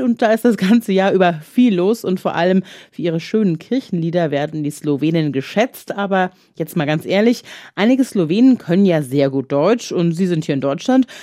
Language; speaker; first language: German; native; German